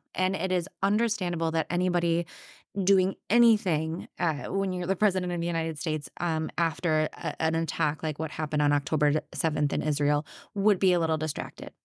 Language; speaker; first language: English; native; English